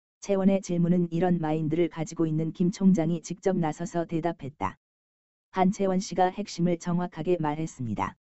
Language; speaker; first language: Korean; native; Korean